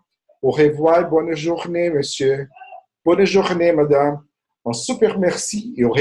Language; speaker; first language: French; non-native, fluent; Portuguese